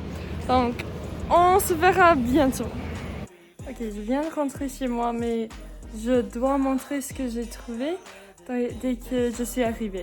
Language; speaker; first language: French; non-native, learner; English